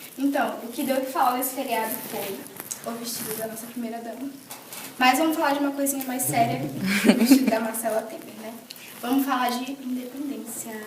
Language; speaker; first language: Portuguese; native; Portuguese